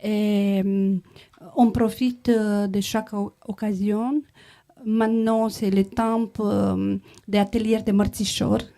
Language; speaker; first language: French; non-native, learner; Romanian